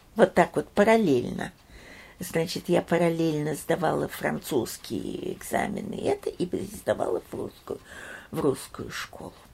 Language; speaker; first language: Russian; early bilingual, heritage; Russian